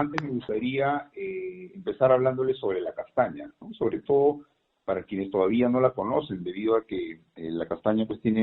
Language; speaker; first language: Spanish; native; Spanish